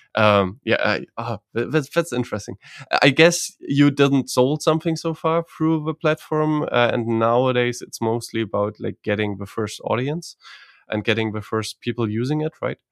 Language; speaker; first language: English; non-native, fluent; Croatian